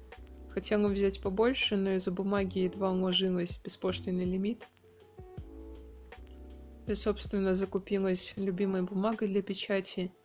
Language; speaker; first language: Russian; native; Russian